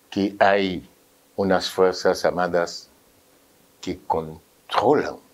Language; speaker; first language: Spanish; non-native, fluent; Haitian Creole